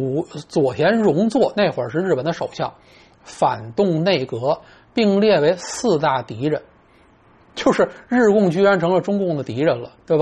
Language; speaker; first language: Chinese; native; Chinese